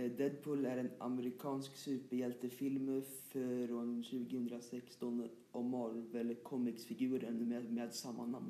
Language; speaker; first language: Swedish; native; Swedish